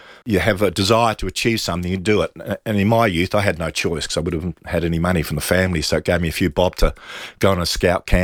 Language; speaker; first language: English; native; English